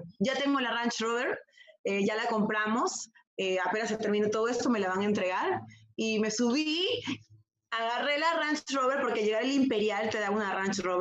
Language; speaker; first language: Spanish; native; Spanish